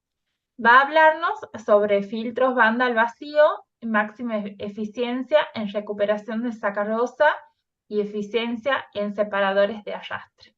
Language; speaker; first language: Spanish; native; Spanish